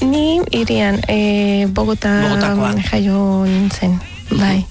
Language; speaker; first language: Basque; non-native, fluent; Spanish